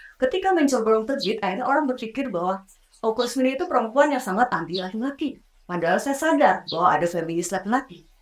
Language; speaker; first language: Indonesian; native; Indonesian